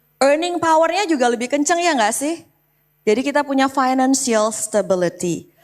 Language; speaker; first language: Indonesian; native; Indonesian